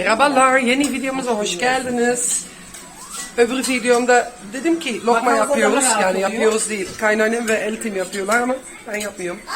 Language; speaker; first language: Turkish; non-native, fluent; Dutch